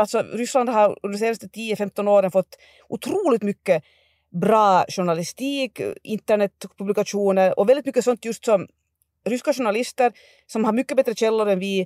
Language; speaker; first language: Swedish; native; Swedish